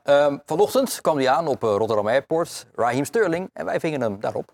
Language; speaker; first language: Dutch; native; Dutch